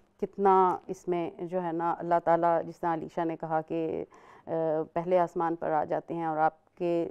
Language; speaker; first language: Urdu; native; Urdu